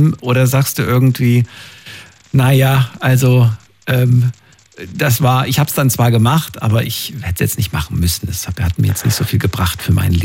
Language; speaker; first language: German; native; German